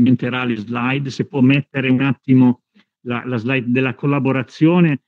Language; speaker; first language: Italian; native; Italian